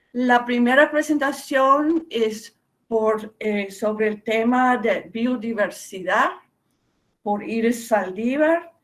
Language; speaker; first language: Spanish; non-native, fluent; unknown